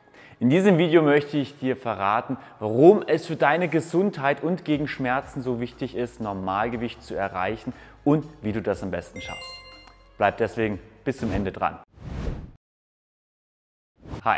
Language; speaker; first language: German; native; German